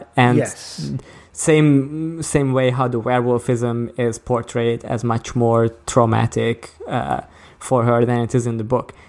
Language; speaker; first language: English; early bilingual, other home language; Hungarian